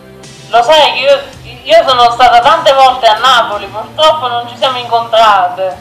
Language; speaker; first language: Italian; native; Italian